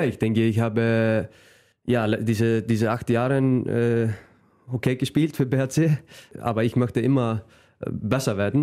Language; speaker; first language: German; non-native, fluent; Icelandic